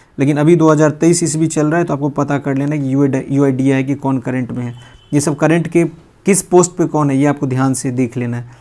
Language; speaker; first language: Hindi; native; Hindi